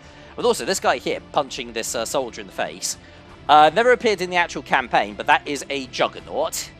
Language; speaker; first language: English; native; English